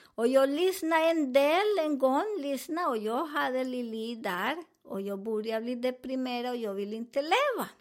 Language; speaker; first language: Swedish; non-native, learner; Spanish